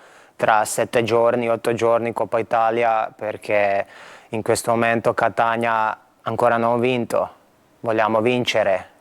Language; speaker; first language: Italian; non-native, fluent; Croatian